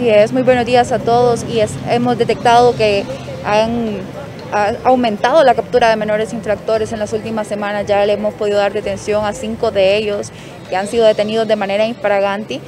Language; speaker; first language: Spanish; native; Spanish